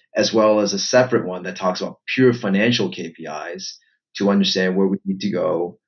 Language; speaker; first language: English; native; English